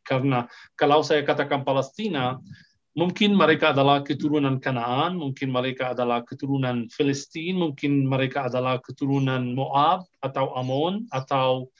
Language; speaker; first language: Indonesian; non-native, fluent; Arabic